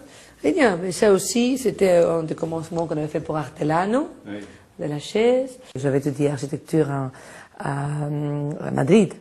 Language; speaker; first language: French; non-native, fluent; Spanish